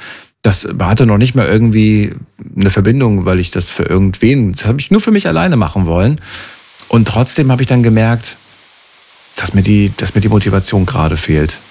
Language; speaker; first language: German; native; German